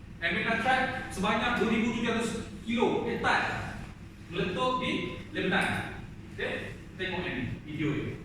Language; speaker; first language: Malay; native; Malay